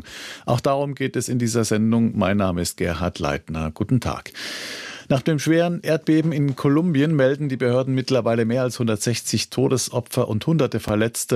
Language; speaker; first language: German; native; German